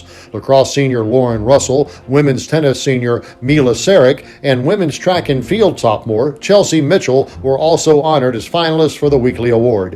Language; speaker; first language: English; native; English